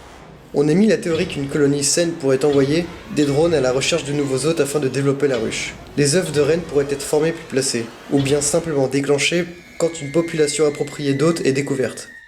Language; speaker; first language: French; native; French